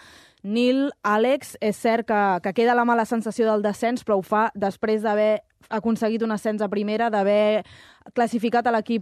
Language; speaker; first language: Catalan; native; Catalan